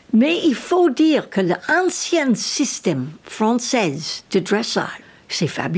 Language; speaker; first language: French; non-native, learner; English